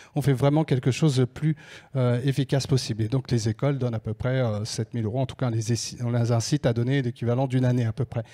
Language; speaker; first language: French; native; French